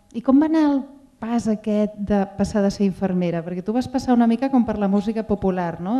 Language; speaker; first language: Catalan; native; Catalan